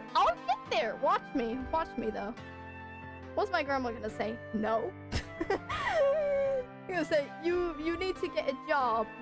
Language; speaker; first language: English; native; English